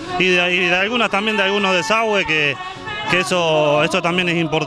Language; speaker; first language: Spanish; native; Spanish